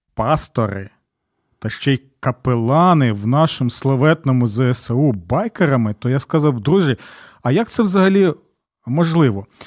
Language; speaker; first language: Ukrainian; native; Ukrainian